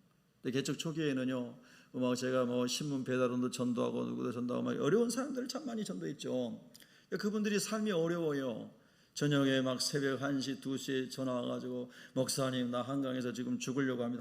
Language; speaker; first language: Korean; native; Korean